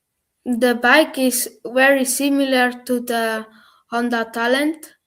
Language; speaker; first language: English; non-native, learner; German